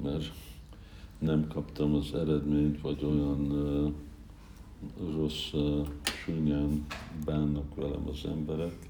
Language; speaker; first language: Hungarian; early bilingual, heritage; Hungarian